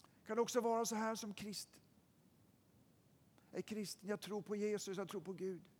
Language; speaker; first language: Swedish; native; Swedish